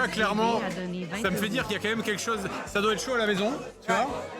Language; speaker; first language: French; native; French